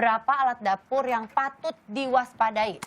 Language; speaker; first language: Indonesian; native; Indonesian